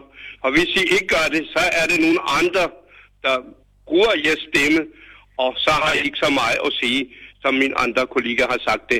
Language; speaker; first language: Danish; non-native, fluent; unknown